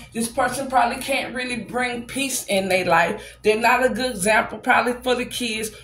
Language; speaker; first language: English; native; English